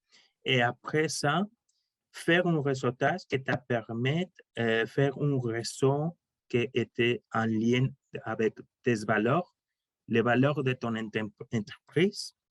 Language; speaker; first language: French; non-native, learner; Spanish